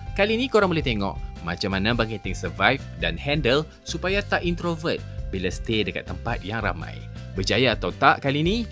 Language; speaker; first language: Malay; native; Malay